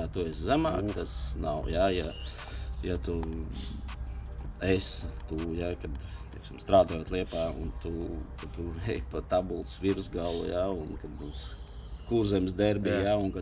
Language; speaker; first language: Latvian; non-native, local second language; Russian